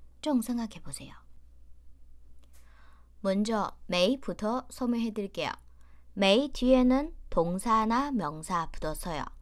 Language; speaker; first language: Korean; non-native, fluent; Chinese